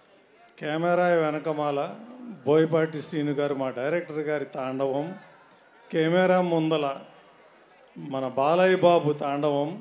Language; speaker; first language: Telugu; native; Telugu